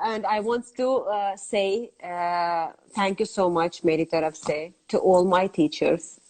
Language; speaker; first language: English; non-native, learner; Azerbaijani